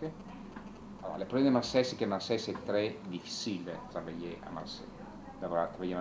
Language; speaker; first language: French; non-native, learner; Italian